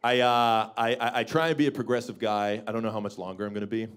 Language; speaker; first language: English; native; English